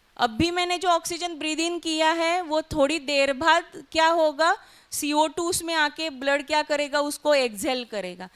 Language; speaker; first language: Hindi; non-native, local second language; Marathi